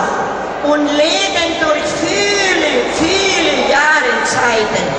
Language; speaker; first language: German; early bilingual, heritage; German